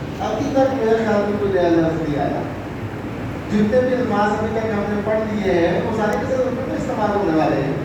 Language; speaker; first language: Urdu; native; Urdu